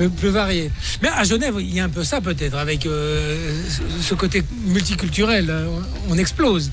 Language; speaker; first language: French; native; French